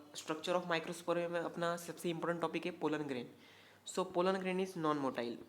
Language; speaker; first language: Hindi; non-native, local second language; Marathi